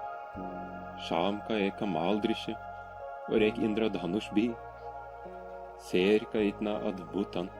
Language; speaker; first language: Hindi; non-native, fluent; Norwegian